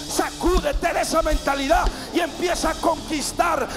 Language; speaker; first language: Spanish; native; Spanish